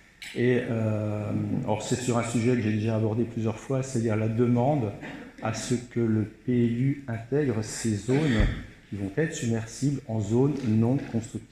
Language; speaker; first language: French; native; French